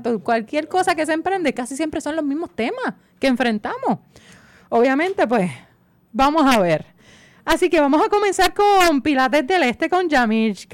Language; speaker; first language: Spanish; native; Spanish